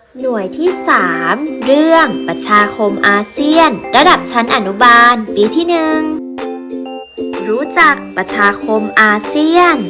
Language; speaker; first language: Thai; native; Thai